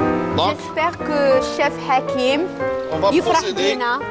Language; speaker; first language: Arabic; native; Arabic